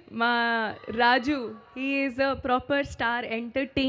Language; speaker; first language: Telugu; non-native, local second language; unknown